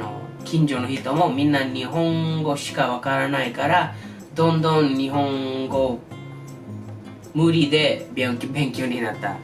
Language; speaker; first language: Japanese; non-native, learner; English